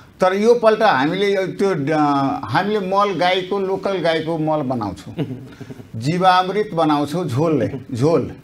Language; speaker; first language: Nepali; non-native, local second language; Maithili